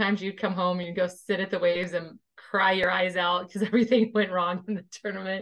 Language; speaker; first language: English; native; English